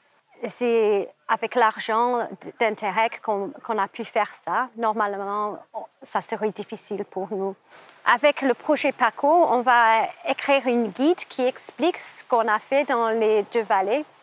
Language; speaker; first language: French; non-native, fluent; English